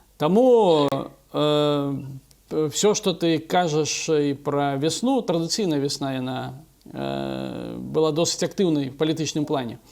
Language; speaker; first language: Belarusian; non-native, local second language; Russian